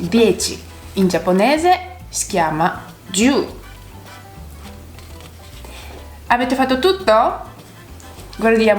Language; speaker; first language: Italian; non-native, learner; Japanese